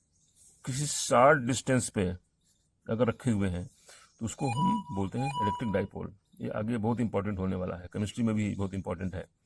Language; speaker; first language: Hindi; native; Hindi